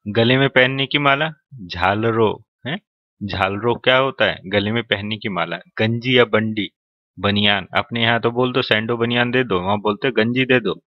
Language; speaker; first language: Hindi; native; Hindi